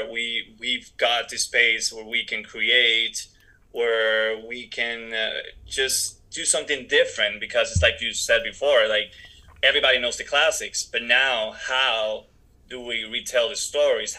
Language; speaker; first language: English; non-native, fluent; Spanish